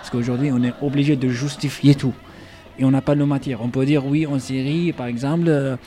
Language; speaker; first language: French; non-native, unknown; Arabic